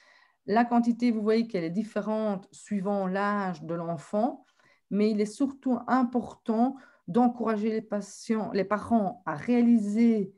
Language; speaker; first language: French; native; French